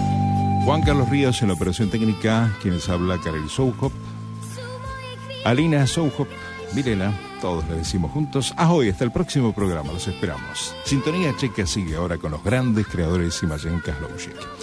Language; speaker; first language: Spanish; native; Spanish